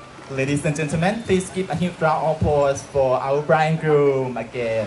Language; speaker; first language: English; non-native, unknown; Thai